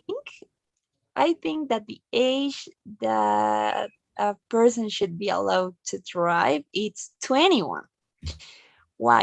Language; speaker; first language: English; non-native, learner; Spanish